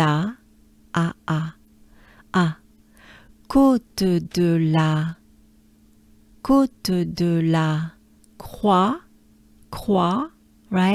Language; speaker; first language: French; native; French